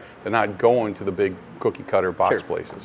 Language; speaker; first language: English; native; English